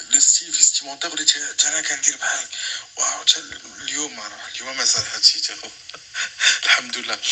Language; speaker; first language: Arabic; native; Arabic